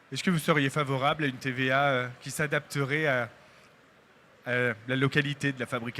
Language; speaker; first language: French; native; French